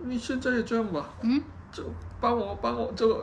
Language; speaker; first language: Chinese; non-native, learner; Korean